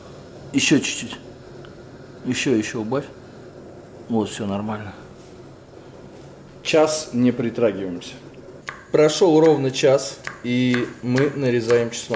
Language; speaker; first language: Russian; native; Russian